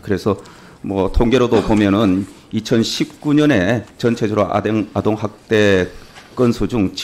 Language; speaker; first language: Korean; native; Korean